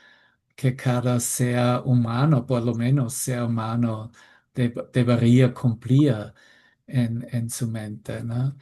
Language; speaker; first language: Spanish; non-native, fluent; German